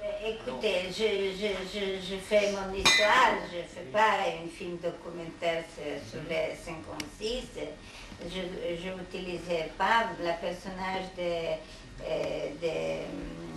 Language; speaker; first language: French; non-native, fluent; Hungarian